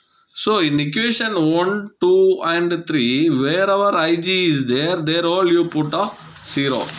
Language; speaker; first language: English; non-native, local second language; Tamil